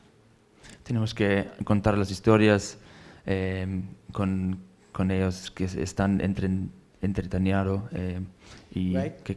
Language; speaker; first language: Spanish; non-native, fluent; German